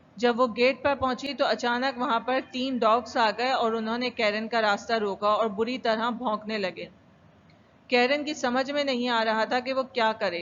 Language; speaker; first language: Urdu; native; Urdu